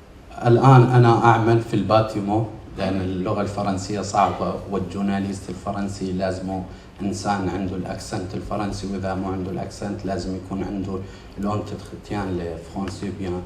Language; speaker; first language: Arabic; native; Arabic